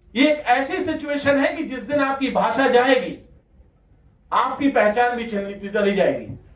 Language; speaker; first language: Hindi; non-native, local second language; Rajasthani